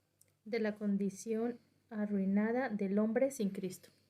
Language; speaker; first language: Spanish; native; Spanish